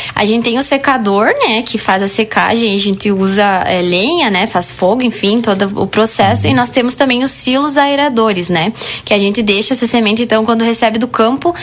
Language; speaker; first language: Portuguese; native; Portuguese